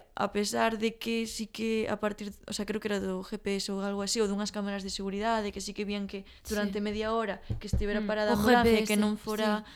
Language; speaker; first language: Galician; native; Galician